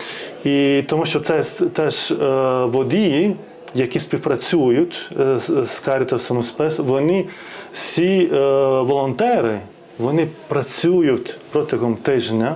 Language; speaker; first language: Ukrainian; non-native, fluent; Lithuanian